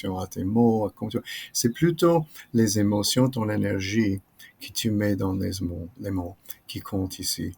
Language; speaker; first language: French; non-native, fluent; English